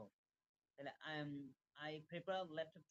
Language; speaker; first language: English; non-native, learner; Bangla